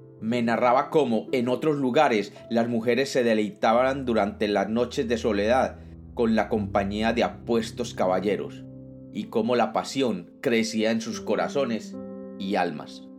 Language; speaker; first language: Spanish; native; Spanish